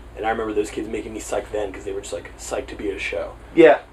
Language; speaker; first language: English; native; English